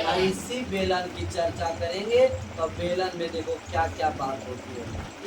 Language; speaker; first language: Hindi; native; Hindi